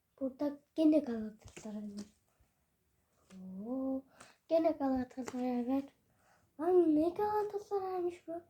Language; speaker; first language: Turkish; early bilingual, heritage; Turkish